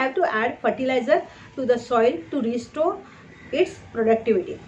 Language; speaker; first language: English; non-native, local second language; Marathi